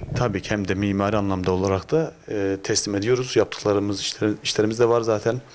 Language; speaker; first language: Turkish; native; Turkish